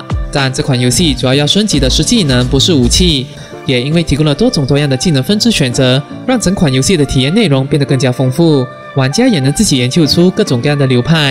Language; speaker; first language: Chinese; native; Chinese